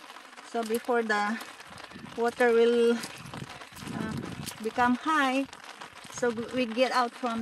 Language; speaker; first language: English; non-native, local second language; Filipino